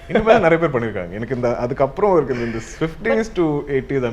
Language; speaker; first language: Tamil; non-native, local second language; Malayalam